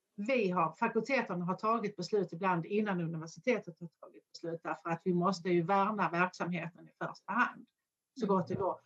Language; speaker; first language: Swedish; native; Swedish